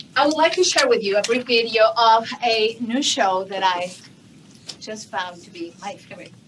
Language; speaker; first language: English; non-native, fluent; Spanish